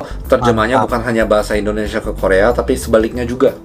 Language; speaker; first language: Indonesian; early bilingual, other home language; Korean